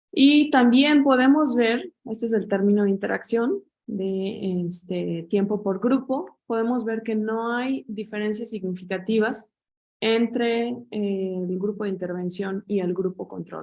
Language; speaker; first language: Spanish; native; Spanish